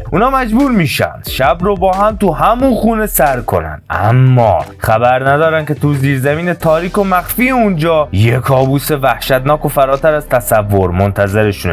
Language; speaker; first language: Persian; native; Persian